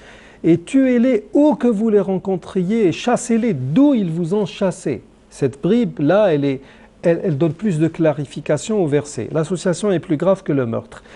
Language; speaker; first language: French; non-native, local second language; Arabic